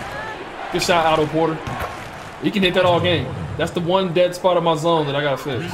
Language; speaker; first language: English; native; English